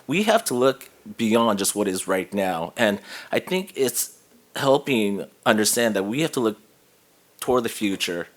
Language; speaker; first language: English; native; English